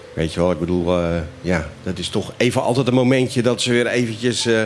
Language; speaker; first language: Dutch; native; Dutch